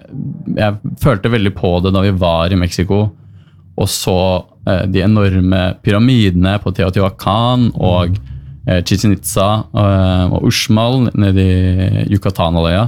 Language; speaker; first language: Norwegian; native; Norwegian